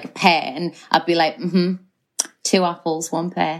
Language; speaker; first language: English; native; English